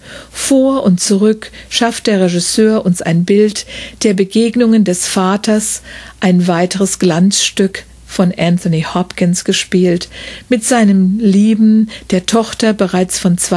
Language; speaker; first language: German; native; German